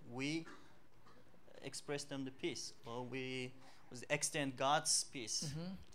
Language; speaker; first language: English; non-native, fluent; Uzbek